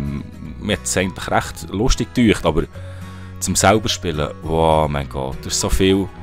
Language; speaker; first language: German; native; German